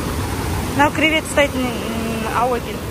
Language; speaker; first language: Kazakh; native; Kazakh